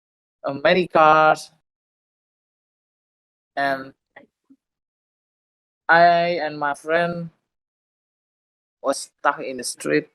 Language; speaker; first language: English; non-native, learner; Indonesian